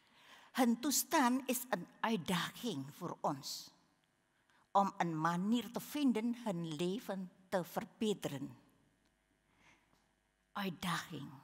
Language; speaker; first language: Dutch; non-native, learner; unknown